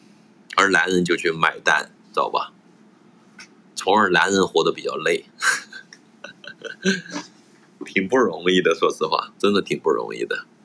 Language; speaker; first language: Chinese; native; Chinese